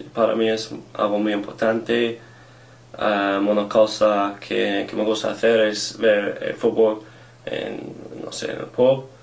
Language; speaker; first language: Spanish; non-native, learner; English